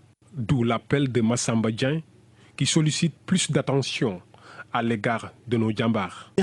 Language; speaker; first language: French; non-native, local second language; Wolof